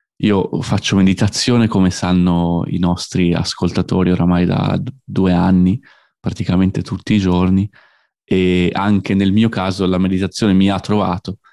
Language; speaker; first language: Italian; native; Italian